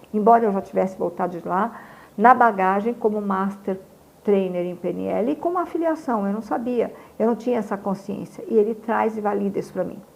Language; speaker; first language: Portuguese; native; Portuguese